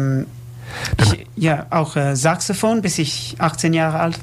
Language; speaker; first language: German; non-native, learner; English